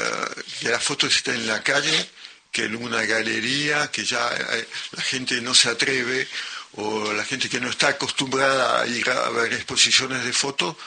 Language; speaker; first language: Spanish; non-native, local second language; French